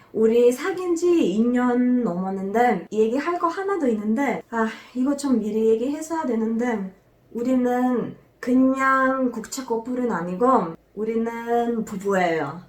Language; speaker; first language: Korean; non-native, fluent; Macedonian